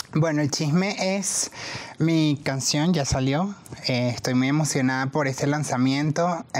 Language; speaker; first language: Spanish; native; Spanish